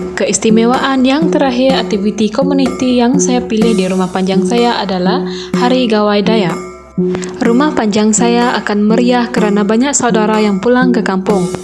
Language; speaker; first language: Malay; non-native, local second language; Iban